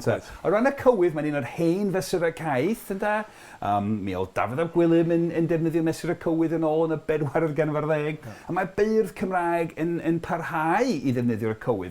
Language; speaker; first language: Welsh; non-native, fluent; English